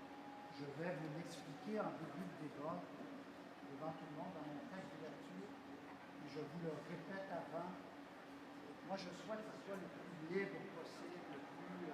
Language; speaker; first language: French; native; French